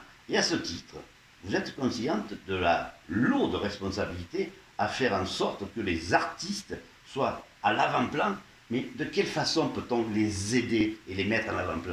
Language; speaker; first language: French; native; French